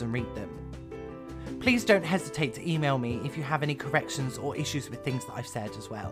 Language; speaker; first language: English; native; English